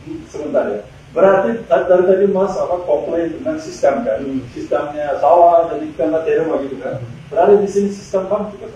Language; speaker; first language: Indonesian; non-native, fluent; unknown